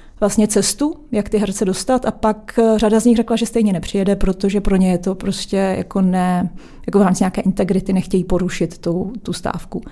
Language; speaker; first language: Czech; native; Czech